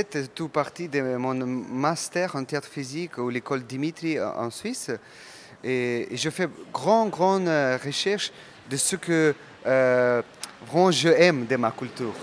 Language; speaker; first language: French; non-native, learner; Russian